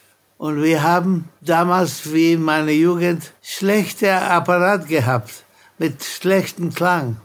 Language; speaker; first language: German; non-native, fluent; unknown